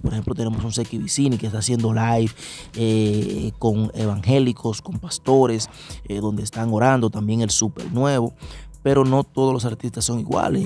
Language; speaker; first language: Spanish; native; Spanish